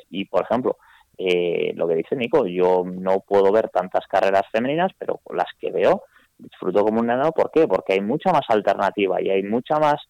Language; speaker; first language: Spanish; native; Spanish